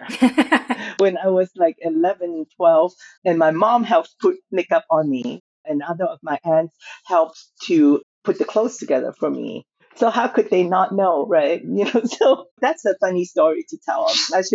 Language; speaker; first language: English; non-native, local second language; Cantonese